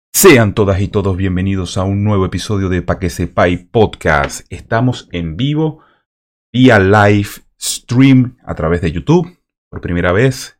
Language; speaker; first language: Spanish; native; Spanish